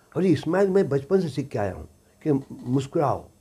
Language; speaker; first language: Hindi; native; Hindi